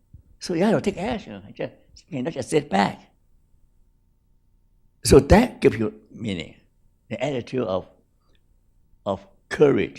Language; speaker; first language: English; non-native, fluent; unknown